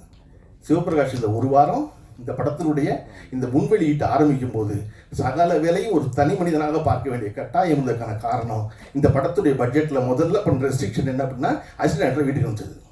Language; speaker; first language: Tamil; native; Tamil